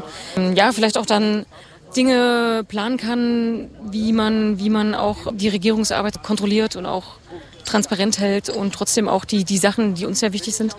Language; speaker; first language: German; native; German